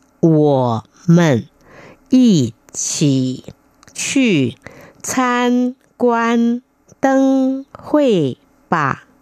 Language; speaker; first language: Chinese; non-native, fluent; Vietnamese